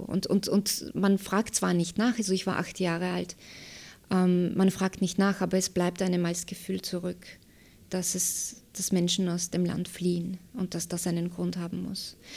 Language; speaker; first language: German; early bilingual, other home language; Slovak